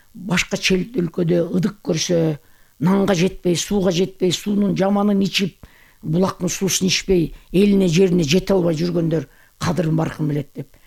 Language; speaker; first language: Kyrgyz; native; Kyrgyz